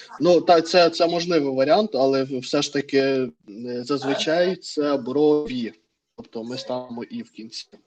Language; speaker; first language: Ukrainian; non-native, fluent; Russian